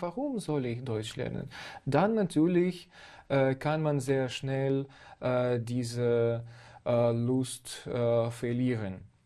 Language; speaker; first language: German; non-native, fluent; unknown